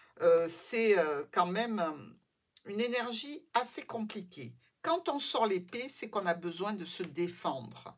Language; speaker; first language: French; native; French